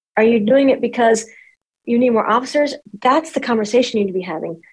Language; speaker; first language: English; native; English